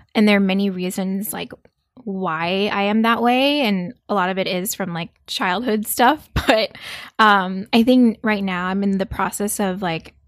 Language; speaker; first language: English; early bilingual, other home language; Korean